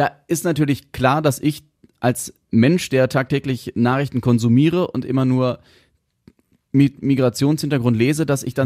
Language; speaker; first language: German; native; German